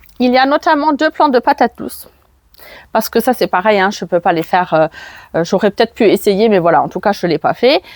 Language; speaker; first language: French; non-native, fluent; German